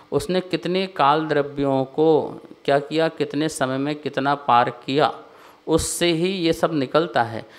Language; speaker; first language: Hindi; native; Hindi